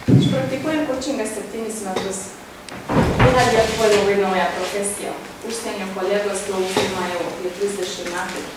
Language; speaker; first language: Lithuanian; non-native, fluent; Hungarian